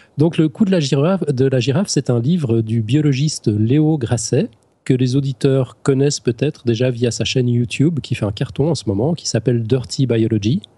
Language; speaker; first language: French; native; French